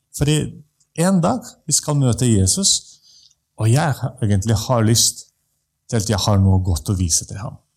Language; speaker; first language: Norwegian; non-native, fluent; Russian